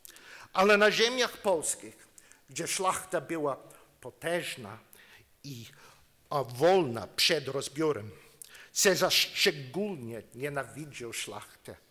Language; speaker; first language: Polish; non-native, learner; English